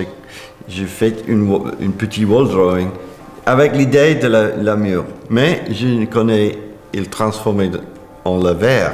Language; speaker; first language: French; non-native, learner; English